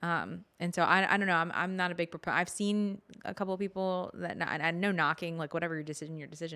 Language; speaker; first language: English; native; English